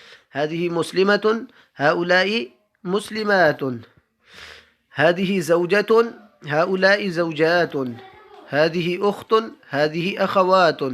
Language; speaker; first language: Arabic; non-native, fluent; Urdu